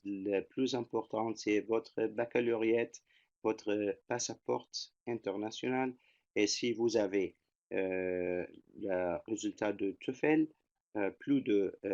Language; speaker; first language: French; non-native, fluent; Turkish